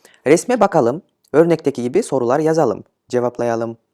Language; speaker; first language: Turkish; non-native, fluent; Kyrgyz